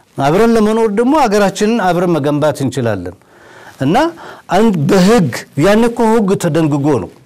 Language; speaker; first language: Amharic; non-native, local second language; Oromo